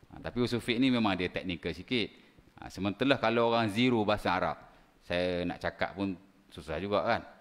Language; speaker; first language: Malay; native; Malay